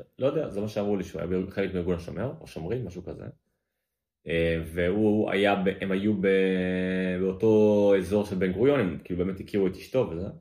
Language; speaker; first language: Hebrew; native; Hebrew